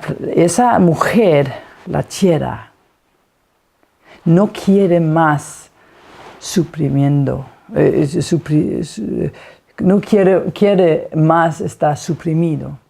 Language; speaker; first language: Spanish; non-native, fluent; Danish